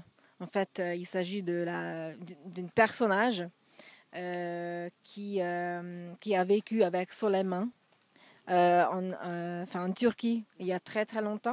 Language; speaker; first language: French; non-native, fluent; Hungarian